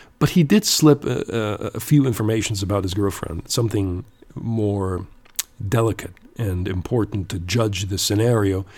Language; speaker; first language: English; non-native, fluent; German